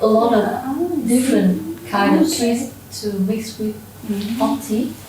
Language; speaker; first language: English; non-native, learner; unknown